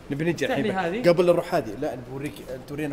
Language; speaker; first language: Arabic; native; Arabic